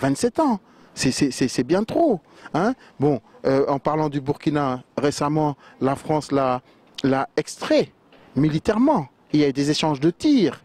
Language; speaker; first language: French; non-native, local second language; Wolof